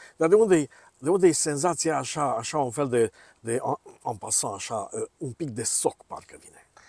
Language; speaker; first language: Romanian; native; Romanian